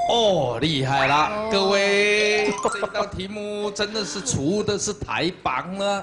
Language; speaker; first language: Chinese; native; Chinese